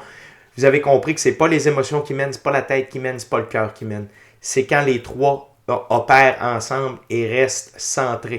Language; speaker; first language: French; native; French